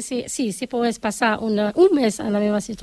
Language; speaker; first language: Catalan; non-native, learner; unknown